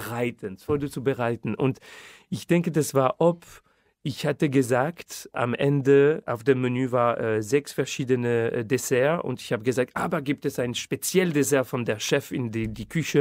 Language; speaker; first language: German; non-native, fluent; French